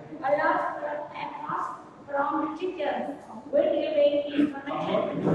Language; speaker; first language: English; non-native, learner; Vietnamese